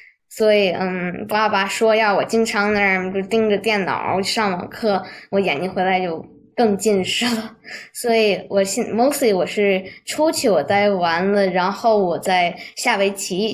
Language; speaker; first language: Chinese; early bilingual, heritage; Chinese